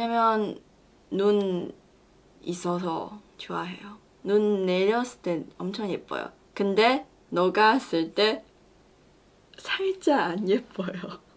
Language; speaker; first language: Korean; non-native, learner; Chinese